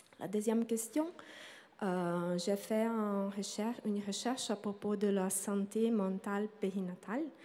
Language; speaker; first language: French; non-native, learner; Portuguese